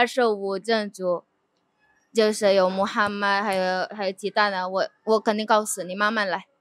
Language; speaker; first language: Chinese; non-native, fluent; Indonesian